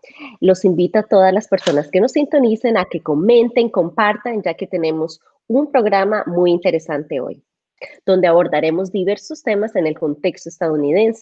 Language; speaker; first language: Spanish; native; Spanish